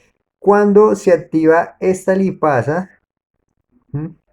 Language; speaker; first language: Spanish; native; Spanish